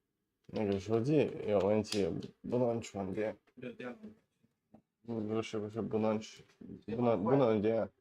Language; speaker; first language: Chinese; non-native, learner; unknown